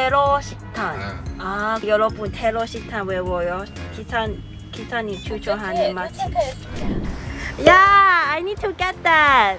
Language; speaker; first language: Korean; non-native, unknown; Cantonese